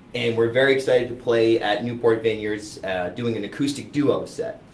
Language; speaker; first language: English; native; English